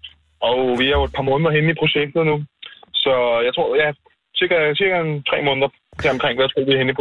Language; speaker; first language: Danish; native; Danish